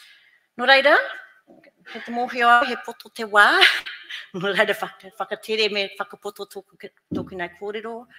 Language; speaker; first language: Māori; non-native, local second language; English